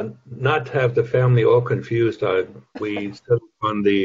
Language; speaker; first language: English; non-native, fluent; German